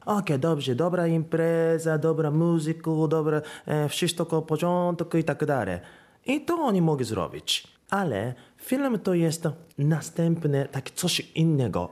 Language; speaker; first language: Polish; non-native, learner; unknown